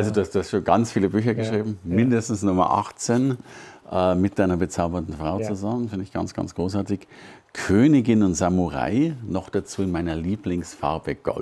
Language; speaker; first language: German; native; German